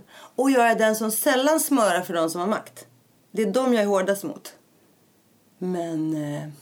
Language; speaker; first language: Swedish; early bilingual, other home language; Greek